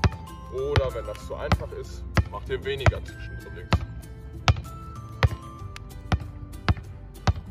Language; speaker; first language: German; native; German